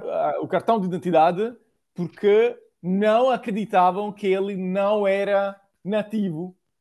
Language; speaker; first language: Portuguese; non-native, fluent; Italian